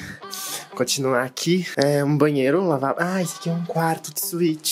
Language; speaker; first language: Portuguese; native; Portuguese